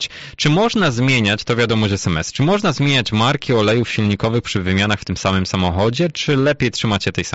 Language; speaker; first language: Polish; native; Polish